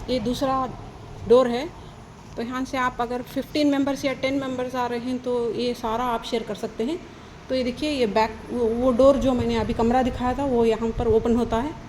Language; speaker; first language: Hindi; non-native, local second language; Kannada